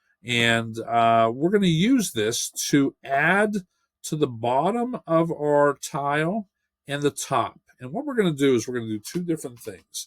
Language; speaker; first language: English; native; English